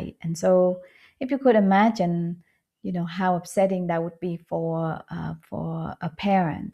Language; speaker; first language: English; non-native, fluent; Vietnamese